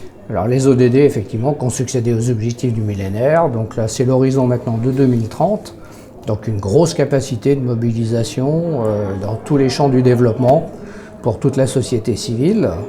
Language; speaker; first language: French; native; French